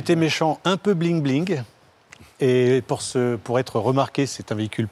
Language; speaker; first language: French; native; French